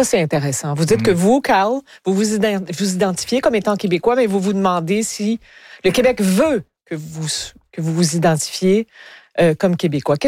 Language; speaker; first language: French; native; French